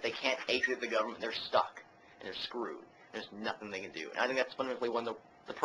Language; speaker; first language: English; native; English